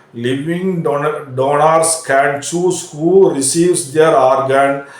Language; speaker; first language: English; non-native, local second language; Tamil